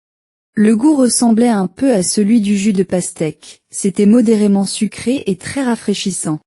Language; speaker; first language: French; non-native, learner; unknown